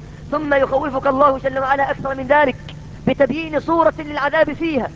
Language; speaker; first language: Arabic; native; Arabic